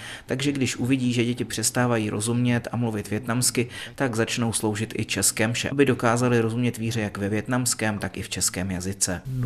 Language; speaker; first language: Czech; non-native, fluent; Vietnamese